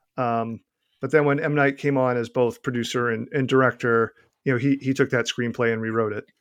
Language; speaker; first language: English; native; English